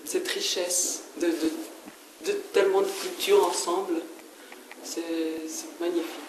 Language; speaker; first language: French; non-native, fluent; English